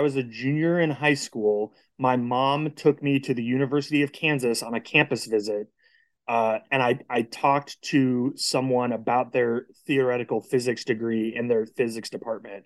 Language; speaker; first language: English; native; English